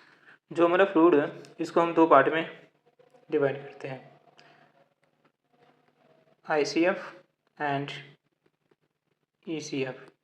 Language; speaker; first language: Hindi; native; Hindi